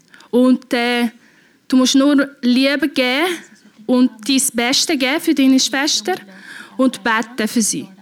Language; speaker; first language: German; non-native, learner; Portuguese